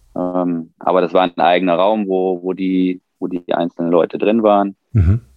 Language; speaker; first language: German; native; German